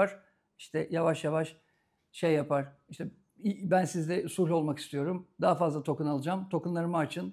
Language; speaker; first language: Turkish; native; Turkish